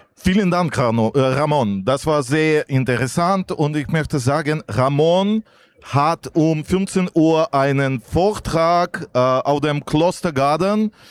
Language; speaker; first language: German; non-native, fluent; Russian